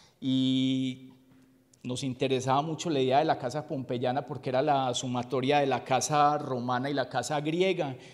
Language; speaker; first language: Spanish; native; Spanish